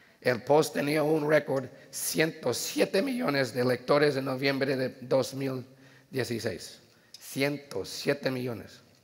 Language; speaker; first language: Spanish; early bilingual, heritage; Spanish